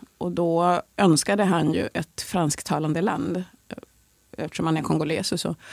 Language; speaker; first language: Swedish; early bilingual, other home language; Swahili